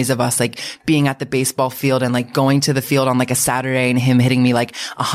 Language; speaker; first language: English; native; English